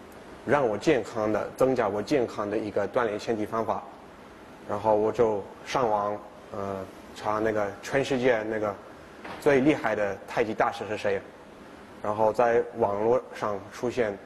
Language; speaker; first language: Chinese; non-native, fluent; English